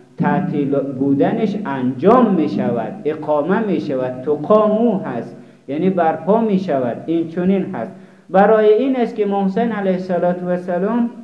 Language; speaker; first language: Persian; native; Persian